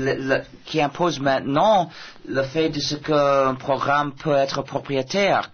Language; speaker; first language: French; non-native, fluent; English